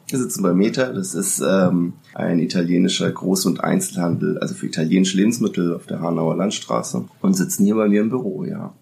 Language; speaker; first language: German; early bilingual, other home language; Italian